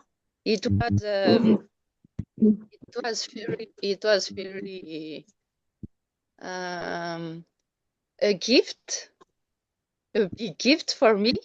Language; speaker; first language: English; non-native, learner; Malagasy